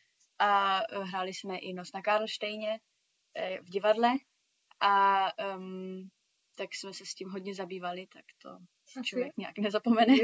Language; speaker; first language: Czech; early bilingual, heritage; Czech